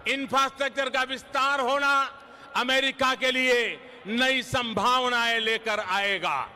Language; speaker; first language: Hindi; non-native, local second language; Gujarati